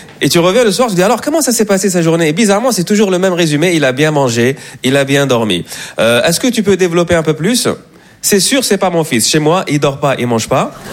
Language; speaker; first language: French; native; French